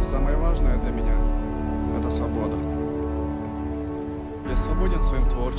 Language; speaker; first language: Russian; non-native, local second language; Ukrainian